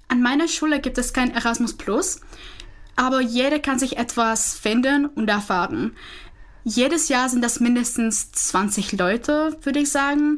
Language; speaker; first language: German; non-native, fluent; Czech